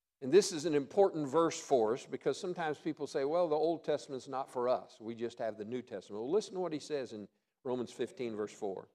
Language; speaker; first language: English; native; English